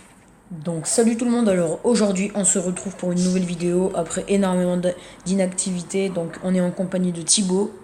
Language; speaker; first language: French; native; French